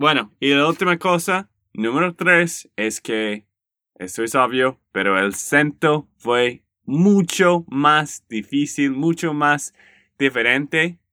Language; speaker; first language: Spanish; non-native, learner; English